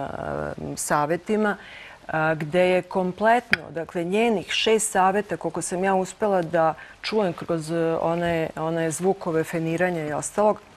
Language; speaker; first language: Croatian; native; Croatian